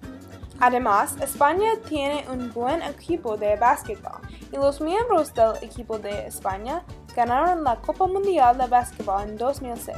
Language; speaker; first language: Spanish; non-native, learner; English